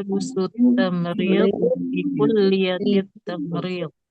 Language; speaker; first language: Arabic; non-native, learner; Indonesian